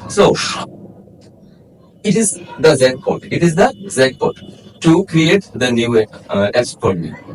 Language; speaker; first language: English; non-native, local second language; Bangla